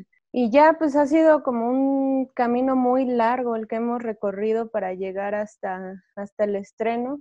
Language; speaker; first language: Spanish; native; Spanish